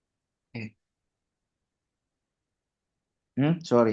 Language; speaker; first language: English; non-native, fluent; Indonesian